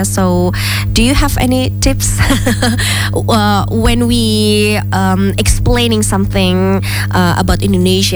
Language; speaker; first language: English; non-native, fluent; Indonesian